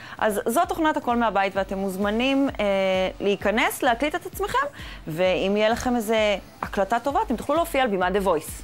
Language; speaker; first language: Hebrew; native; Hebrew